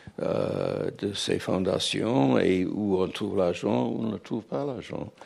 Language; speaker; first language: French; non-native, fluent; English